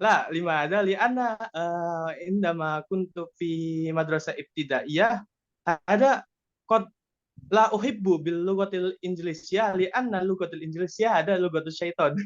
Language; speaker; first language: Arabic; non-native, learner; Indonesian